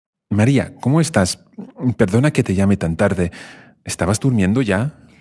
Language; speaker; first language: Spanish; non-native, fluent; English